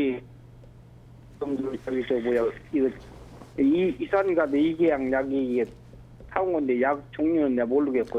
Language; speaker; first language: Korean; native; Korean